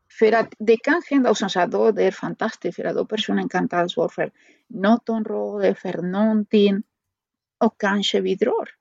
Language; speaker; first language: Swedish; non-native, fluent; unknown